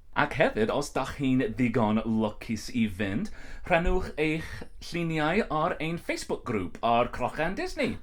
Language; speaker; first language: Welsh; non-native, learner; English